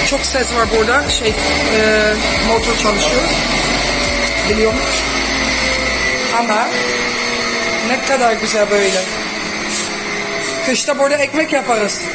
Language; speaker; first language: Turkish; non-native, fluent; Dutch